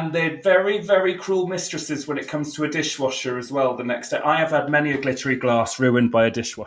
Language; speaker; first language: English; native; English